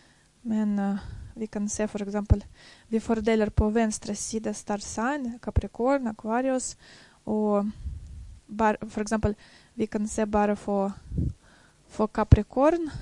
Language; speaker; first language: Norwegian; non-native, fluent; Russian